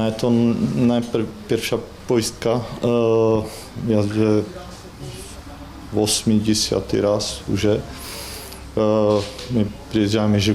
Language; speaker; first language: Ukrainian; non-native, learner; Czech